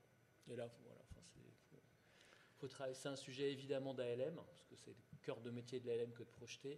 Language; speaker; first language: French; native; French